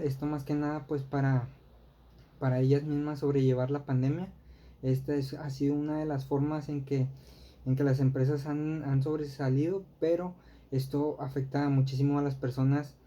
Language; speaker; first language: Spanish; native; Spanish